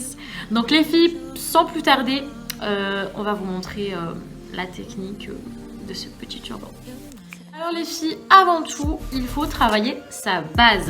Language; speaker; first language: French; native; French